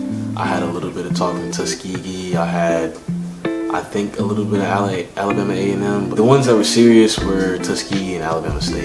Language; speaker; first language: English; native; English